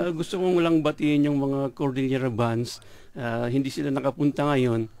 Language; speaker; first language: Filipino; non-native, local second language; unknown